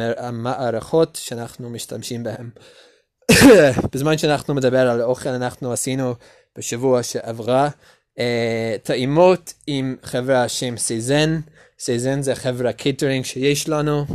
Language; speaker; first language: Hebrew; non-native, learner; English